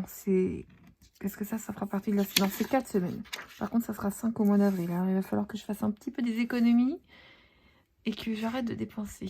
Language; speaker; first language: French; native; French